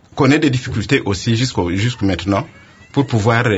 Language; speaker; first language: French; non-native, local second language; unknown